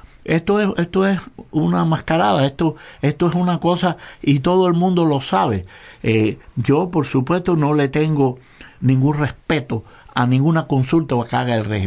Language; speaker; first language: Spanish; native; Spanish